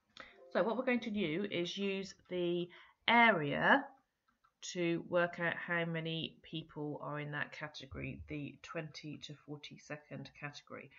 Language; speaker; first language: English; native; English